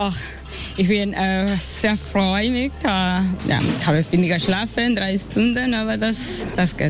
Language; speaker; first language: German; non-native, learner; Spanish